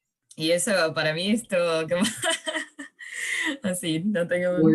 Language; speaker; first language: Spanish; early bilingual, heritage; Spanish